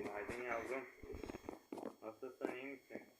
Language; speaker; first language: Turkish; native; Turkish